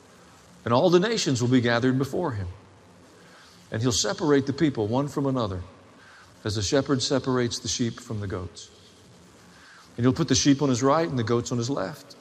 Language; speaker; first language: English; native; English